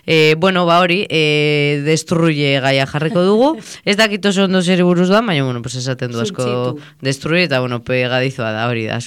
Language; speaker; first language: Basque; non-native, local second language; Spanish